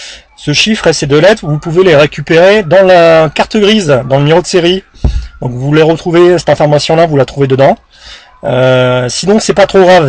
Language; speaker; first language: French; native; French